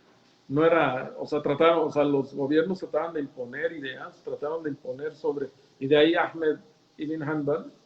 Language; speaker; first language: Spanish; native; Spanish